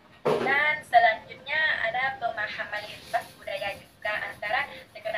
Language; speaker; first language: Indonesian; non-native, fluent; Thai